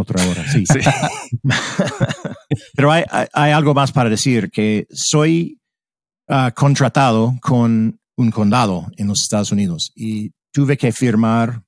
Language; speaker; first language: Spanish; early bilingual, heritage; English